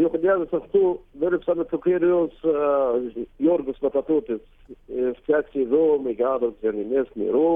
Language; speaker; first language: Greek; non-native, learner; Arabic